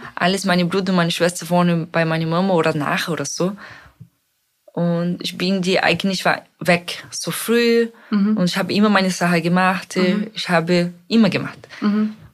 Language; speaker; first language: German; non-native, fluent; Portuguese